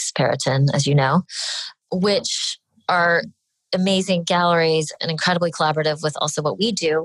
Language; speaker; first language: English; native; English